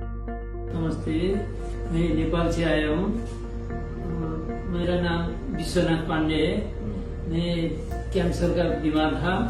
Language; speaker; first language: Hindi; non-native, learner; Nepali